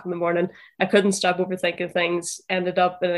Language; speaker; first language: English; native; English